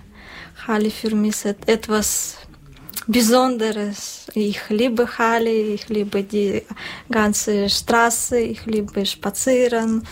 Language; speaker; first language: German; non-native, learner; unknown